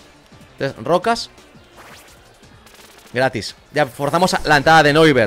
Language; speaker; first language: Spanish; native; Spanish